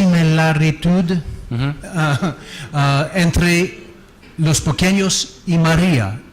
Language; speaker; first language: Spanish; non-native, learner; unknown